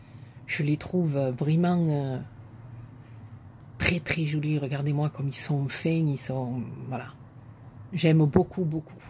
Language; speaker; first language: French; native; French